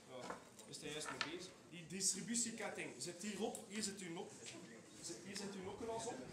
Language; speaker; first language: Dutch; native; Dutch